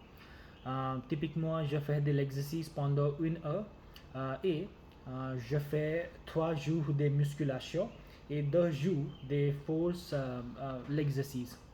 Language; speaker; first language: French; non-native, learner; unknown